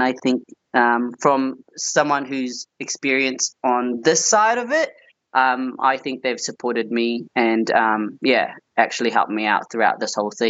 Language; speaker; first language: English; native; English